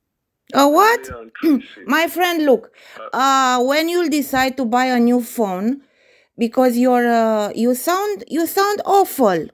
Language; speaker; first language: English; non-native, fluent; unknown